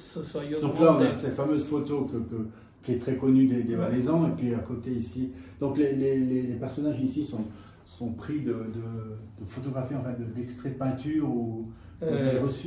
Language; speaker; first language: French; native; French